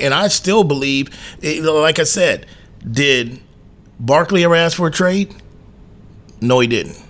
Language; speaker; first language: English; native; English